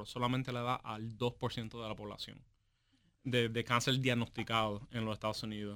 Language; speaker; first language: Spanish; native; Spanish